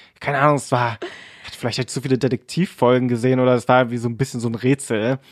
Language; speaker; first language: German; early bilingual, other home language; Vietnamese